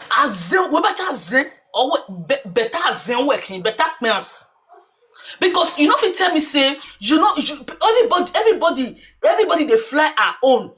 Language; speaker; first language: Nigerian Pidgin; native; Nigerian Pidgin